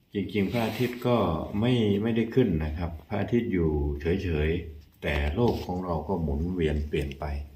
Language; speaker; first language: Thai; native; Thai